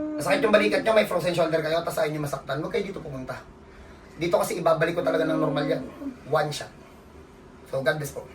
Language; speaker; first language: Filipino; native; Filipino